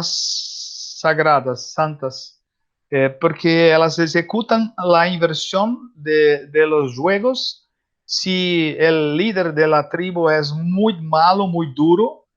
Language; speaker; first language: Spanish; non-native, learner; Portuguese